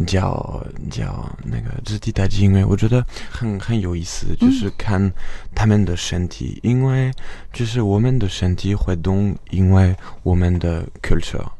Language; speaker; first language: Chinese; non-native, fluent; French